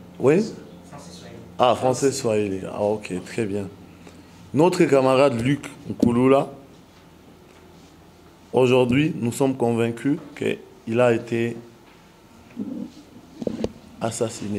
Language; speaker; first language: French; non-native, local second language; Swahili